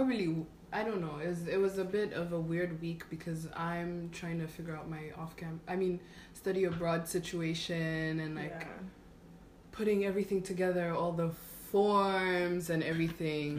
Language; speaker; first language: English; non-native, local second language; Kinyarwanda